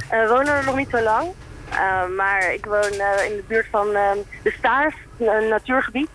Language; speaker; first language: Dutch; native; Dutch